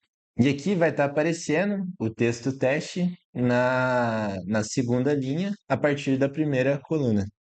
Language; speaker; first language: Portuguese; native; Portuguese